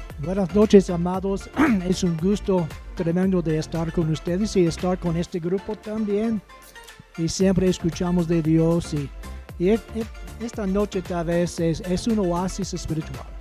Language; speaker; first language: Spanish; non-native, learner; English